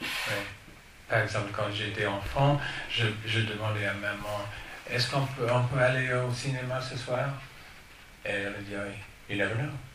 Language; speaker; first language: French; non-native, fluent; English